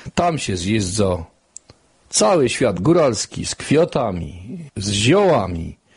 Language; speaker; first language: Polish; native; Polish